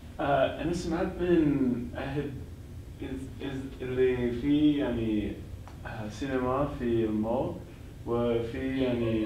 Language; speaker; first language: Arabic; non-native, learner; English